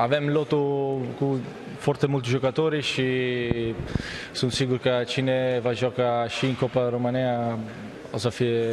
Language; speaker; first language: Romanian; non-native, learner; Italian